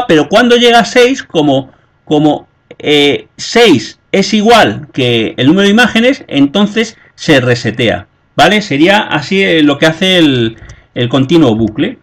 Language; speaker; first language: Spanish; native; Spanish